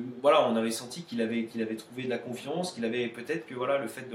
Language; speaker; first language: French; native; French